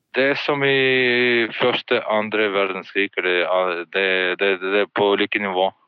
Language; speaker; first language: Norwegian; non-native, fluent; Ukrainian